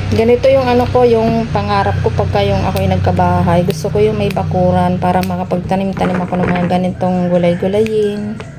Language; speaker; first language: Filipino; non-native, local second language; Bikol